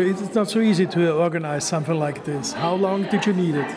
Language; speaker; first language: English; non-native, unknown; German